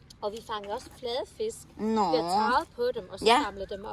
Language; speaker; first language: Danish; native; Danish